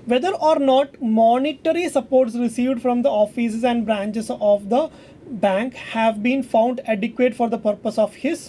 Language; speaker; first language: English; non-native, local second language; Malayalam